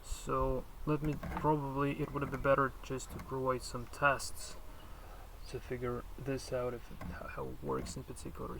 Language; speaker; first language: English; non-native, fluent; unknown